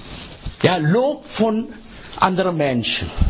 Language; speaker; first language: German; non-native, fluent; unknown